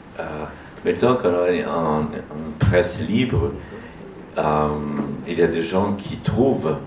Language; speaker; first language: French; non-native, fluent; Portuguese